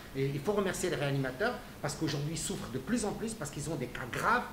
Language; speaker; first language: French; non-native, local second language; Arabic